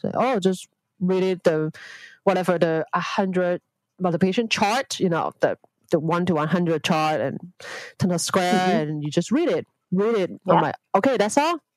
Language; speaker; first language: English; non-native, local second language; Cantonese